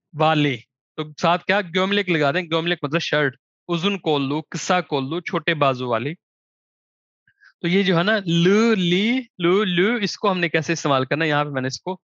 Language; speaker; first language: Urdu; non-native, local second language; Punjabi